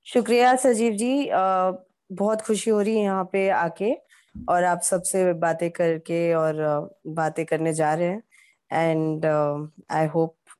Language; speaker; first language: Hindi; native; Hindi